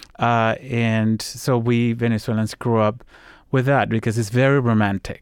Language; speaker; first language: English; non-native, fluent; Spanish